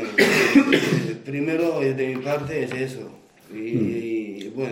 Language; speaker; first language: Spanish; non-native, fluent; Romanian